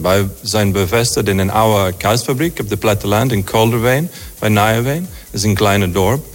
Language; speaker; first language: Dutch; non-native, fluent; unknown